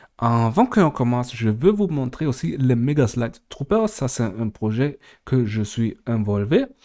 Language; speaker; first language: French; non-native, fluent; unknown